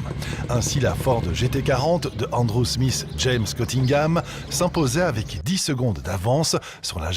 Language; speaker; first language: French; native; French